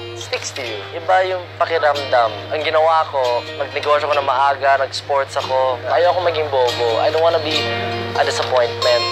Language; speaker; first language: Filipino; native; Filipino